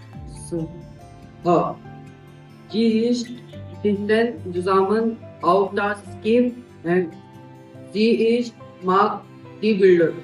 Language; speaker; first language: German; non-native, learner; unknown